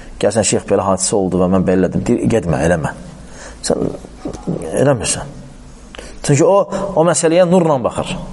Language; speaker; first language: Azerbaijani; native; Azerbaijani